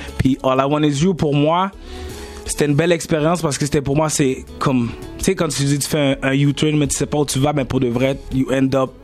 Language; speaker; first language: French; native; French